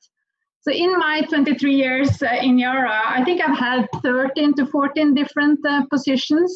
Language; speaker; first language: English; non-native, fluent; Norwegian